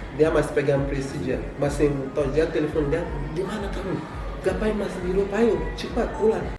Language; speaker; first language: Indonesian; non-native, fluent; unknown